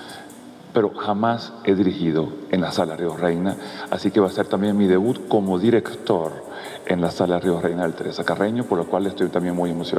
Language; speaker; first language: Spanish; native; Spanish